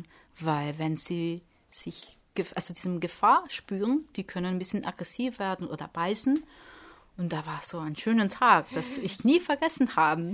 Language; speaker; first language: German; non-native, fluent; Portuguese